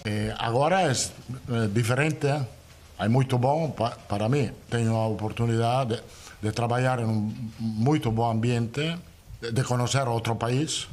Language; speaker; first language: Portuguese; non-native, fluent; Italian